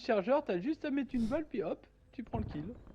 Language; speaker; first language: French; native; French